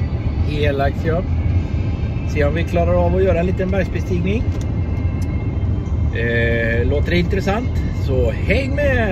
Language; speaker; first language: Swedish; native; Swedish